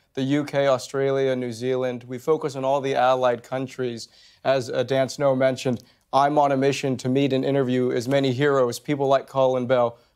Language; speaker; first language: English; native; English